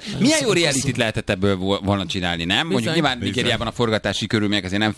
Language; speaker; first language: Hungarian; native; Hungarian